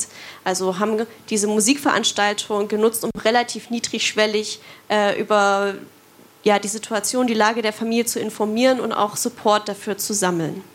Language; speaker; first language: German; native; German